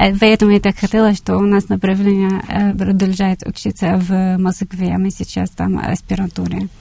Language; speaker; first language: Russian; non-native, learner; Arabic